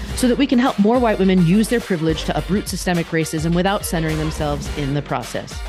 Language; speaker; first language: English; native; English